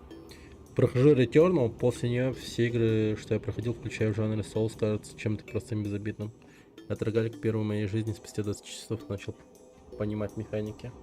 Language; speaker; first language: Russian; native; Russian